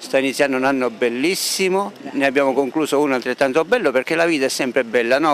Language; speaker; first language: Italian; native; Italian